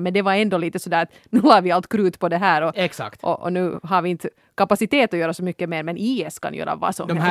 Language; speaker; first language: Swedish; native; Swedish